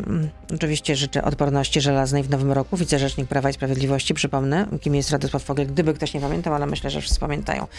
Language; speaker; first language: Polish; native; Polish